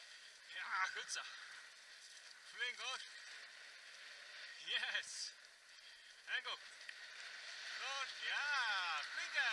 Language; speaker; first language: Dutch; native; Dutch